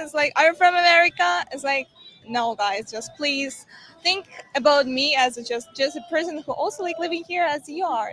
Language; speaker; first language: English; non-native, learner; Ukrainian